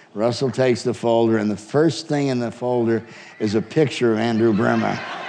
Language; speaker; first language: English; native; English